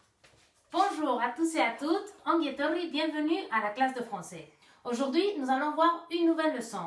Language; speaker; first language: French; non-native, fluent; Basque